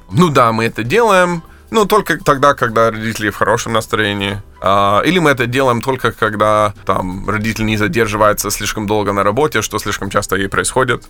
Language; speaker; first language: Russian; non-native, fluent; English